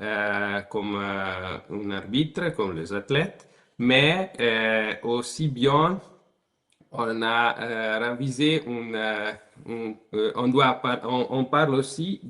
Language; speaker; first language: French; non-native, learner; Italian